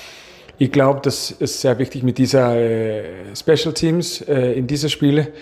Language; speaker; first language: German; non-native, fluent; Danish